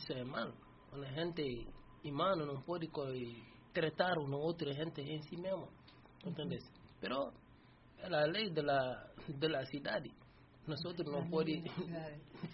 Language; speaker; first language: Spanish; non-native, learner; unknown